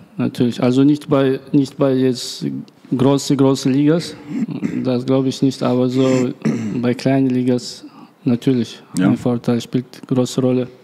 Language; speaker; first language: German; non-native, learner; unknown